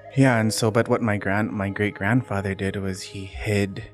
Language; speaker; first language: English; native; English